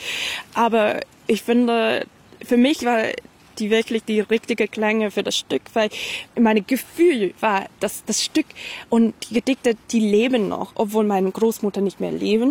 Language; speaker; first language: German; non-native, fluent; English